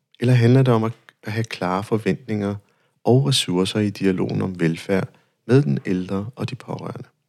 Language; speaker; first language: Danish; non-native, fluent; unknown